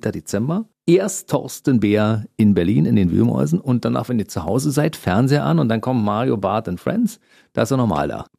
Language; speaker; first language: German; native; German